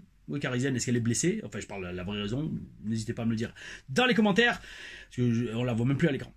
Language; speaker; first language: French; native; French